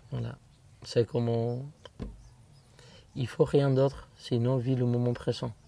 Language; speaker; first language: French; non-native, fluent; Spanish